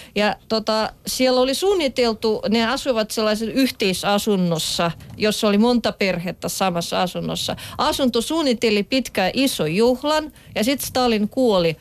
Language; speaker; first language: Finnish; non-native, fluent; Russian